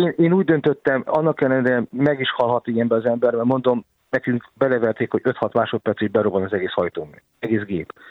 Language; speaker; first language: Hungarian; native; Hungarian